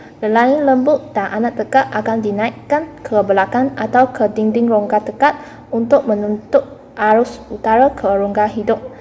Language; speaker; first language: Malay; non-native, local second language; Chinese